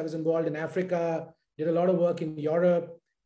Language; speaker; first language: English; non-native, local second language; Hindi